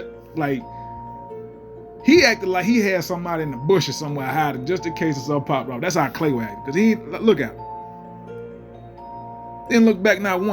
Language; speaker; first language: English; native; English